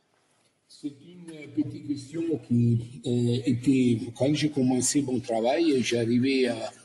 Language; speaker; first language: French; non-native, learner; Italian